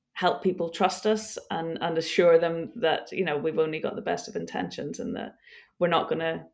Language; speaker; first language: English; native; English